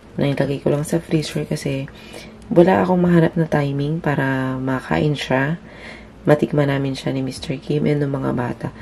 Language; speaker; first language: Filipino; native; Filipino